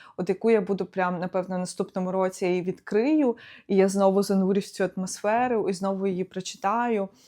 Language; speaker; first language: Ukrainian; non-native, local second language; Russian